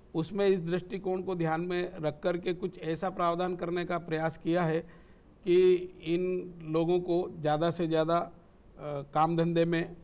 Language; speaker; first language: Hindi; native; Hindi